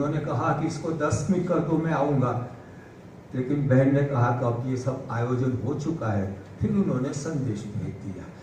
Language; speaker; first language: Hindi; non-native, local second language; Gujarati